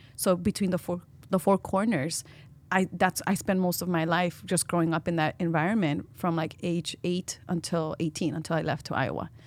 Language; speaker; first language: English; early bilingual, other home language; Spanish